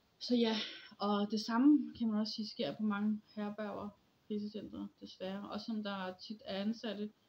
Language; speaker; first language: Danish; early bilingual, other home language; Polish